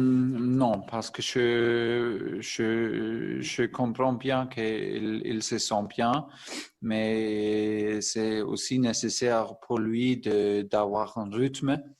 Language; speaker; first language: French; non-native, fluent; German